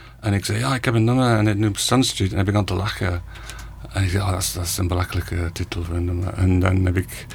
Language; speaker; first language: Dutch; non-native, fluent; English